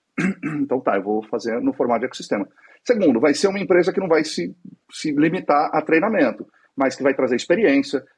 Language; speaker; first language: Portuguese; native; Portuguese